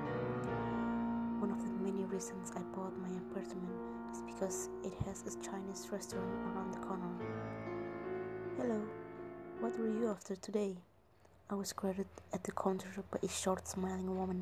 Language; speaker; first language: English; non-native, learner; Indonesian